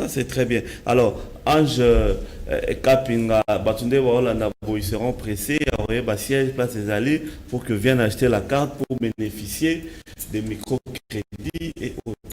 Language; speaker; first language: French; non-native, local second language; Lingala